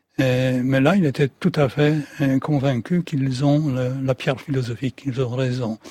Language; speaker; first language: French; non-native, fluent; Russian